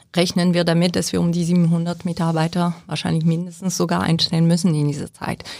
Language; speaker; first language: German; non-native, fluent; French